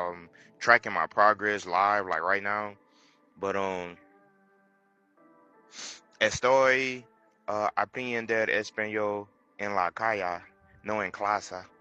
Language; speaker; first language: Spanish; non-native, learner; English